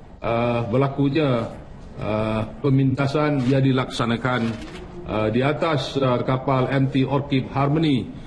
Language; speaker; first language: Malay; native; Malay